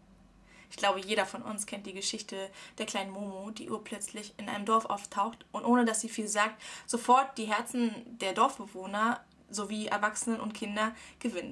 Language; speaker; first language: German; native; German